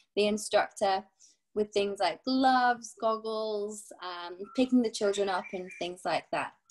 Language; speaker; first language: English; native; English